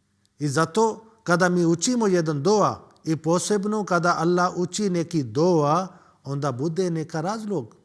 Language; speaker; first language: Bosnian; non-native, learner; Urdu